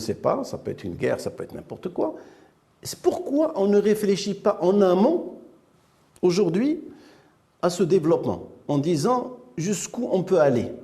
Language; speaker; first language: French; non-native, local second language; Arabic